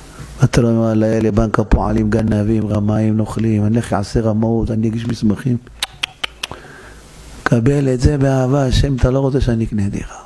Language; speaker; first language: Hebrew; native; Hebrew